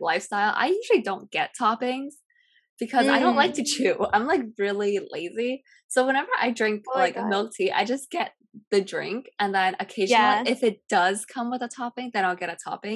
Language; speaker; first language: English; early bilingual, other home language; Cantonese